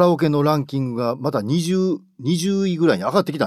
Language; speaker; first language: Japanese; native; Japanese